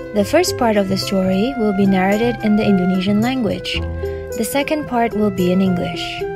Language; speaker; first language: English; non-native, fluent; Indonesian